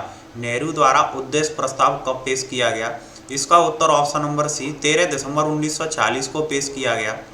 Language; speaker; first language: Hindi; native; Hindi